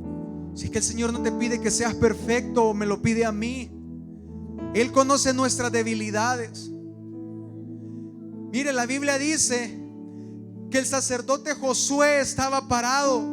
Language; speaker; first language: Spanish; native; Spanish